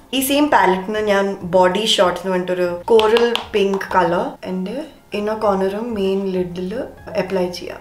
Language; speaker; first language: Malayalam; early bilingual, heritage; Malayalam